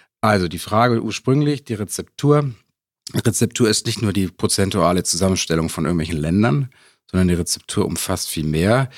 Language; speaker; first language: German; native; German